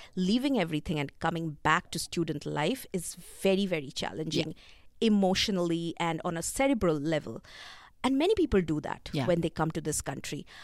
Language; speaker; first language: English; non-native, local second language; Bangla